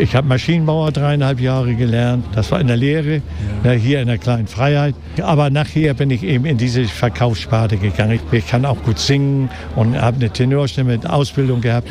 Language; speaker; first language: German; native; German